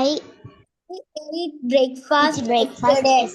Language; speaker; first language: English; non-native, learner; Malayalam